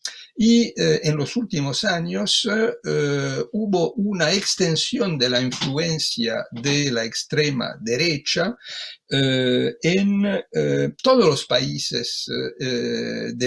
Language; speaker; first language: Spanish; non-native, fluent; Italian